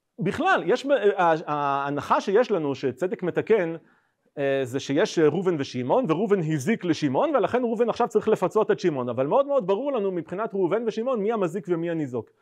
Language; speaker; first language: Hebrew; native; Hebrew